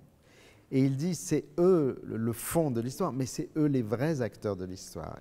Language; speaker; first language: French; native; French